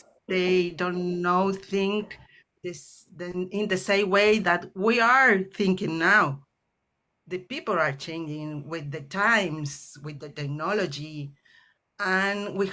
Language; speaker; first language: English; non-native, learner; Spanish